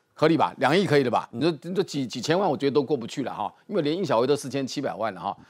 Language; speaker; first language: Chinese; native; Chinese